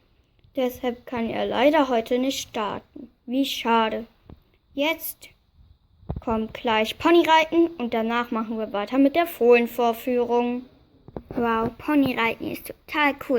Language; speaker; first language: German; native; German